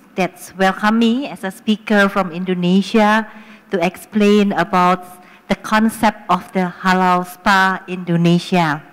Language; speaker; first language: English; non-native, fluent; Indonesian